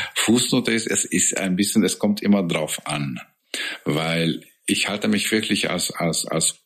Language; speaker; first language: German; non-native, fluent; Hungarian